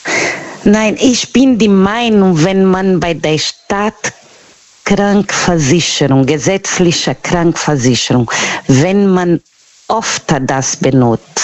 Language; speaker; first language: German; non-native, learner; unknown